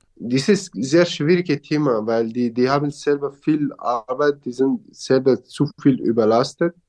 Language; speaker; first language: German; non-native, fluent; Kurdish